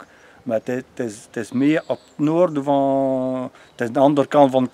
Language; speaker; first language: Dutch; non-native, local second language; French